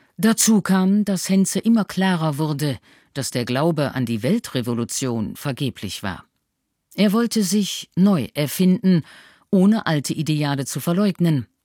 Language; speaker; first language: German; native; German